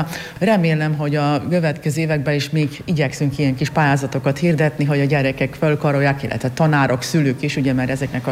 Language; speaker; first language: Hungarian; native; Hungarian